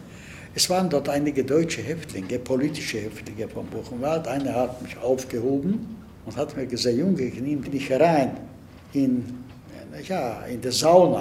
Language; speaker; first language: German; early bilingual, heritage; Czech